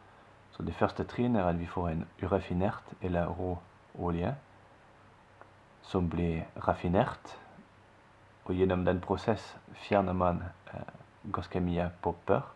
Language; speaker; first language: Norwegian; non-native, fluent; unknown